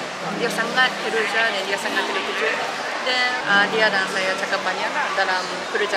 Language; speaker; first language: Indonesian; non-native, fluent; Japanese